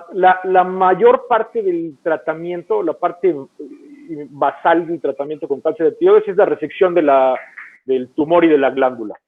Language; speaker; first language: Spanish; native; Spanish